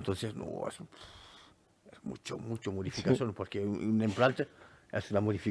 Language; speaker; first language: Spanish; non-native, learner; French